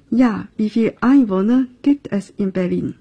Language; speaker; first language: German; non-native, fluent; Chinese